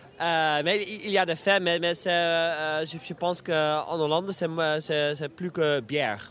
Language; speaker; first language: French; non-native, learner; Dutch